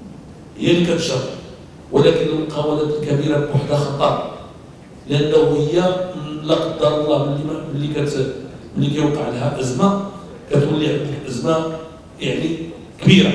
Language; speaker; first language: Arabic; native; Arabic